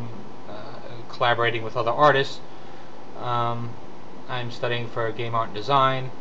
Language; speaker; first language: English; native; English